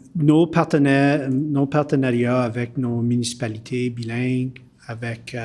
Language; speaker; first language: French; early bilingual, heritage; French